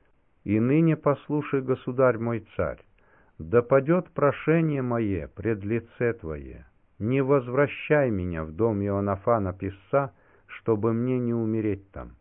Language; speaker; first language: Russian; native; Russian